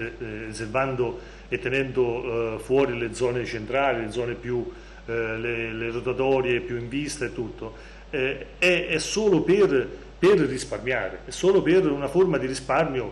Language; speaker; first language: Italian; native; Italian